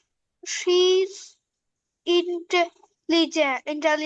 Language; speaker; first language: English; non-native, learner; Bangla